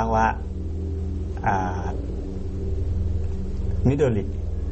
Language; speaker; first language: Japanese; non-native, learner; Thai